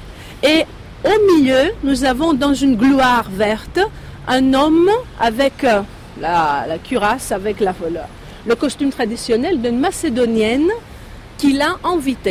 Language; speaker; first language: French; non-native, fluent; Greek